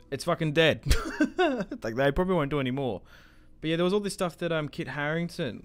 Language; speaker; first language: English; native; English